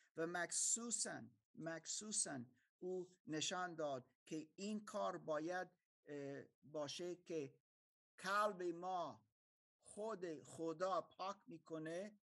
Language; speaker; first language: Persian; non-native, fluent; German